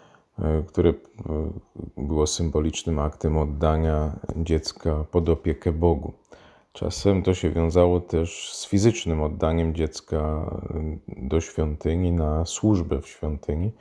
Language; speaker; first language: Polish; native; Polish